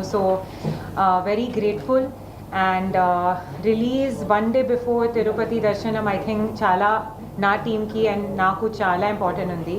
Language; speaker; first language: Telugu; non-native, learner; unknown